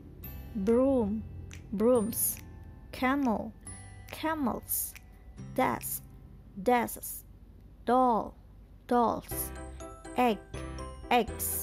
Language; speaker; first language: English; non-native, fluent; Indonesian